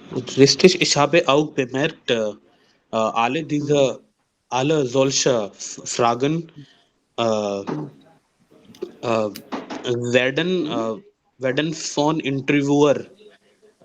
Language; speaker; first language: German; non-native, learner; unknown